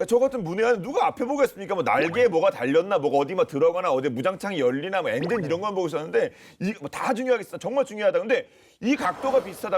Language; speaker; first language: Korean; native; Korean